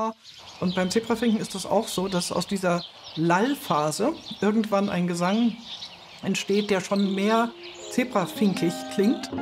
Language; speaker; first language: German; native; German